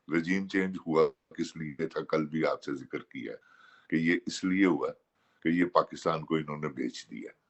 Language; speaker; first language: Urdu; non-native, local second language; Punjabi